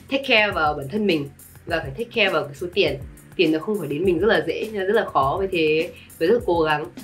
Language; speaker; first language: Vietnamese; early bilingual, other home language; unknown